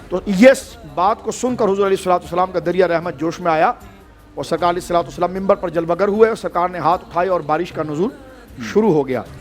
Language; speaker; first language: Urdu; native; Urdu